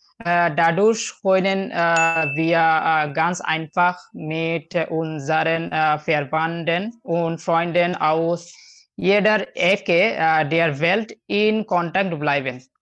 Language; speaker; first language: German; non-native, learner; Bangla